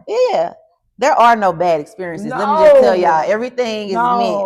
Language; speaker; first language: English; native; English